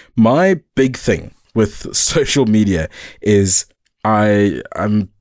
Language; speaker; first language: English; native; English